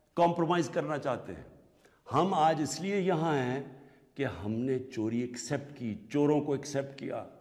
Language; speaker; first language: Urdu; native; Urdu